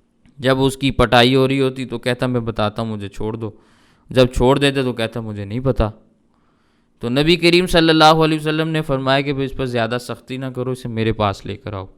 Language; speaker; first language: Urdu; native; Urdu